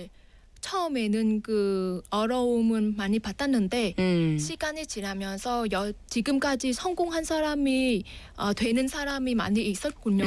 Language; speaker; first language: Korean; non-native, fluent; Vietnamese